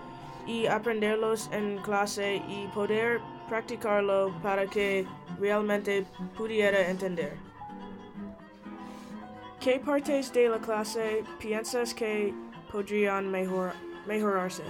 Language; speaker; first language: Spanish; non-native, fluent; English